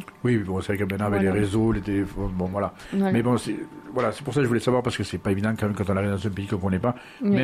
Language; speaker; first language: French; native; French